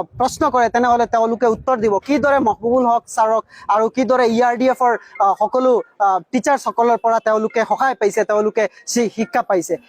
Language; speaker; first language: Assamese; non-native, local second language; Bangla